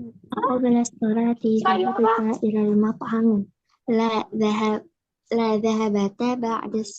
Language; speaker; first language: Arabic; non-native, learner; Indonesian